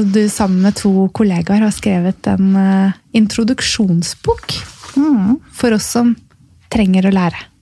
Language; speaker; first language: Norwegian; native; Norwegian